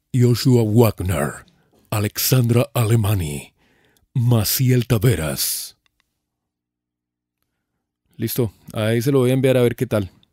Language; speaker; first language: Spanish; native; Spanish